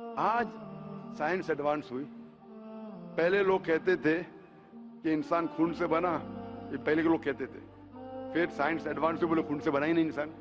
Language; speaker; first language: Hindi; non-native, local second language; Konkani